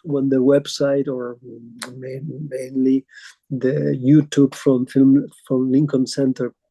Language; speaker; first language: English; non-native, fluent; Spanish